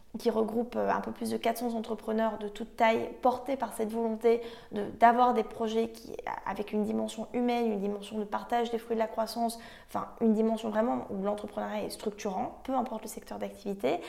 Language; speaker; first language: French; native; French